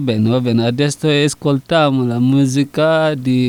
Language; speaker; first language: Italian; non-native, learner; Susu